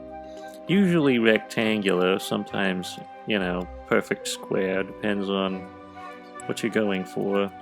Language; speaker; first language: English; native; English